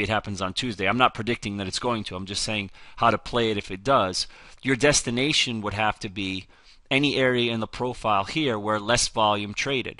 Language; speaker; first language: English; native; English